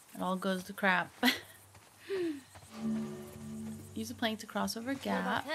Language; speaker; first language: English; native; English